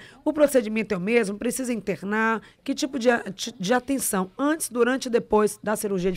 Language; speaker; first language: Portuguese; native; Portuguese